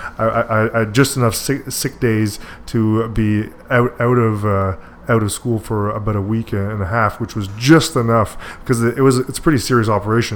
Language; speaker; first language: English; native; English